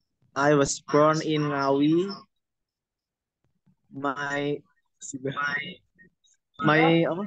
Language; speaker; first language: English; non-native, learner; Indonesian